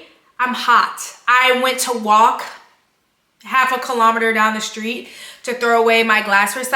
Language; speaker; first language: English; native; English